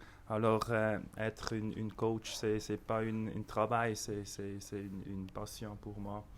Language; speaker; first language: French; non-native, local second language; German